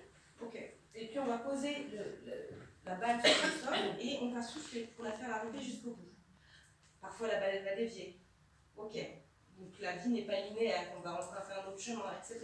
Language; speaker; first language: French; native; French